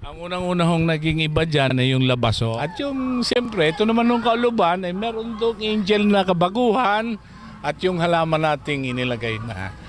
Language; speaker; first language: Filipino; native; Filipino